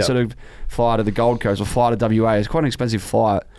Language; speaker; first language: English; native; English